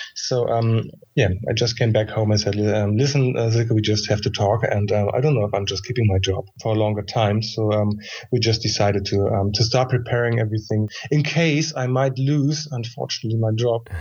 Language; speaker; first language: English; non-native, fluent; German